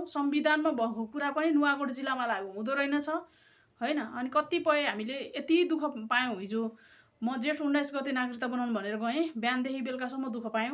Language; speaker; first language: Nepali; native; Nepali